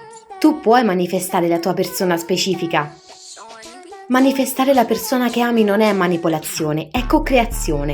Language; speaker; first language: Italian; native; Italian